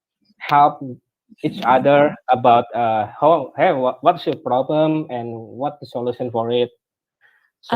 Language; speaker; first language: English; non-native, learner; Indonesian